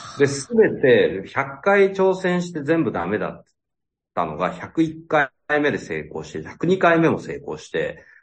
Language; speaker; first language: Japanese; native; Japanese